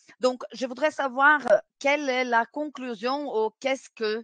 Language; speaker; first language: French; non-native, fluent; Portuguese